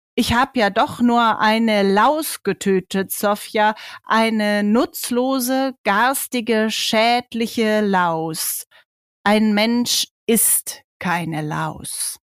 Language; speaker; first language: German; native; German